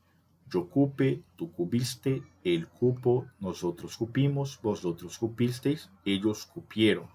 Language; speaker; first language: Spanish; non-native, fluent; Portuguese